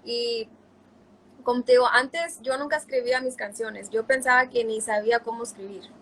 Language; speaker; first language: Spanish; early bilingual, heritage; Spanish